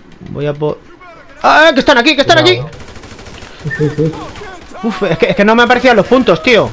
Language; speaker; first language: Spanish; native; Spanish